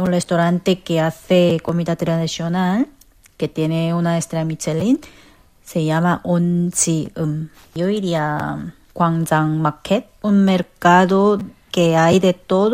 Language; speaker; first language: Spanish; non-native, fluent; Korean